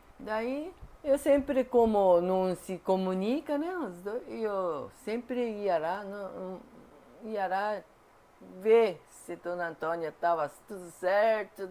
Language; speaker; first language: Portuguese; non-native, fluent; Japanese